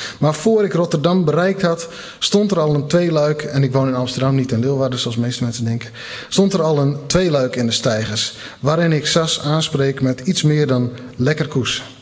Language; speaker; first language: Dutch; non-native, local second language; Western Frisian